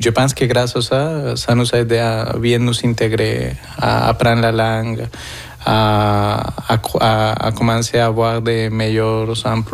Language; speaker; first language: French; non-native, fluent; Spanish